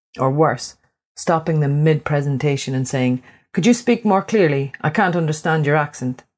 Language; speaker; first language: English; native; English